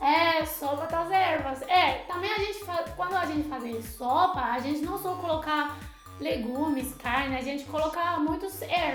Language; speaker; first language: Portuguese; non-native, fluent; Chinese